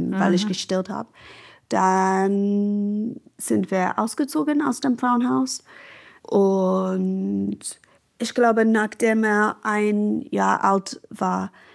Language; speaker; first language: German; non-native, fluent; English